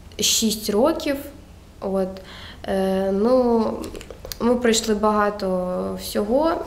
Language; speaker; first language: Ukrainian; native; Ukrainian